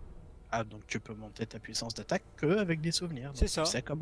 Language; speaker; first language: French; native; French